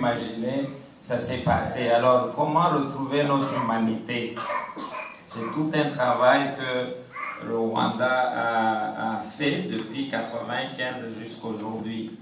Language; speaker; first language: French; non-native, local second language; Kinyarwanda